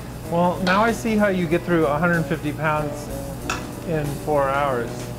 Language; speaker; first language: English; native; English